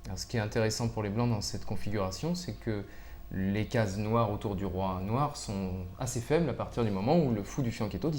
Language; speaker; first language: French; native; French